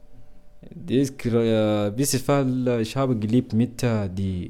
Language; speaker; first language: German; non-native, learner; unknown